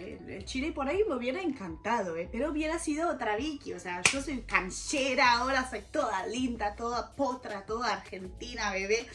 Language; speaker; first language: Spanish; non-native, fluent; French